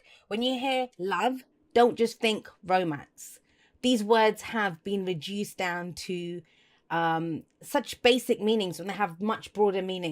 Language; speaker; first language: English; native; English